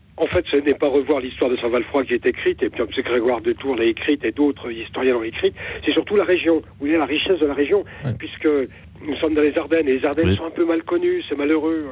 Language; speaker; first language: French; native; French